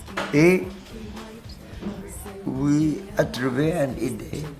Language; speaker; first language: French; non-native, learner; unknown